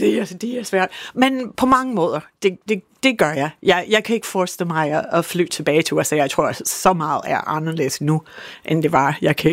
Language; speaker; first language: Danish; non-native, fluent; English